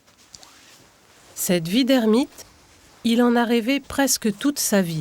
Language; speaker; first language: French; native; French